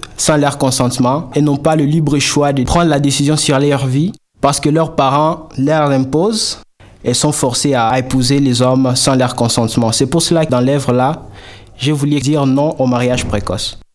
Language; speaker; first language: French; non-native, local second language; Swahili